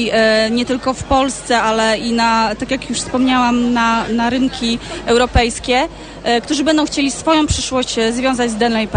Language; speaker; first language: Polish; native; Polish